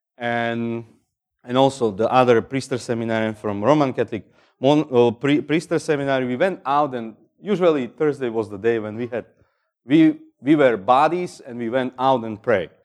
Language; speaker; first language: English; non-native, fluent; Slovak